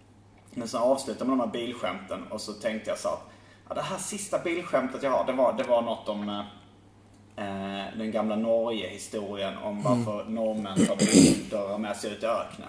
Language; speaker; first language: Swedish; native; Swedish